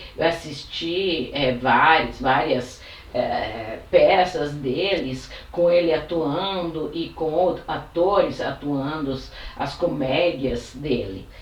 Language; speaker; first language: Portuguese; non-native, fluent; Italian